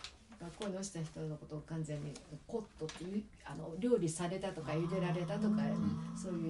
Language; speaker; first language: Japanese; native; Japanese